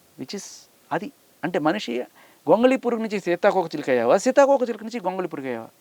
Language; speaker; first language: Telugu; native; Telugu